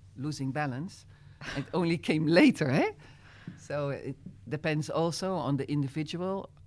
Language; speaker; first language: English; non-native, fluent; Dutch